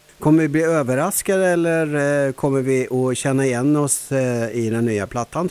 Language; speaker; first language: Swedish; native; Swedish